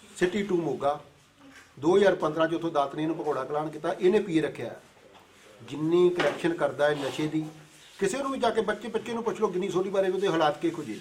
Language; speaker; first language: Punjabi; native; Punjabi